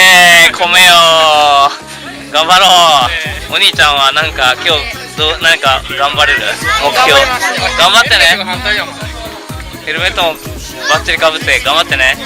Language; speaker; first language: Japanese; native; Japanese